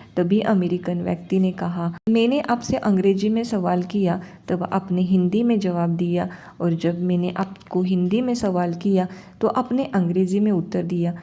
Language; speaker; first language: Hindi; native; Hindi